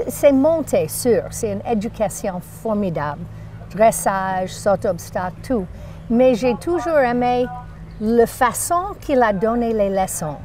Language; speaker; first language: French; non-native, learner; English